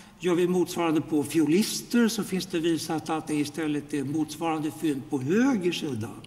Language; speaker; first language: Swedish; native; Swedish